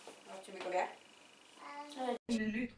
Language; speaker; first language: French; native; French